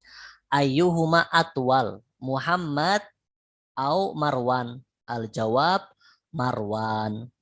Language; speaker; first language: Arabic; non-native, fluent; Indonesian